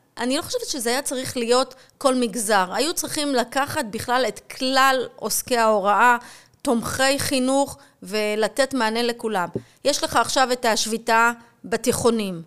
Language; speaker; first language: Hebrew; native; Hebrew